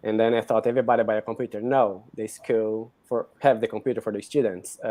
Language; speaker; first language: English; non-native, fluent; Portuguese